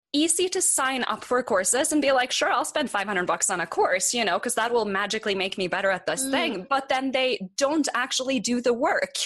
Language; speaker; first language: English; non-native, fluent; Norwegian